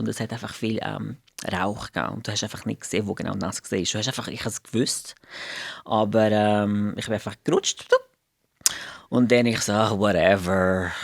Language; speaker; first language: German; non-native, fluent; Portuguese